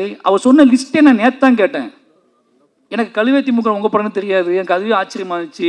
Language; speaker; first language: Tamil; native; Tamil